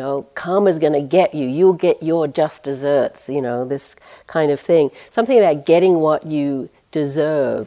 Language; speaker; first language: English; native; English